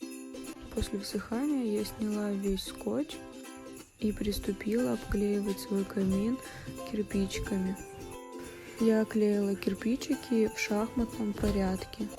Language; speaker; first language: Russian; native; Russian